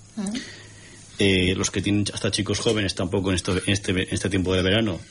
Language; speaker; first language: Spanish; non-native, local second language; Catalan